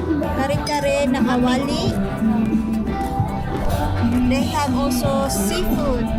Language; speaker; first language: English; non-native, learner; Korean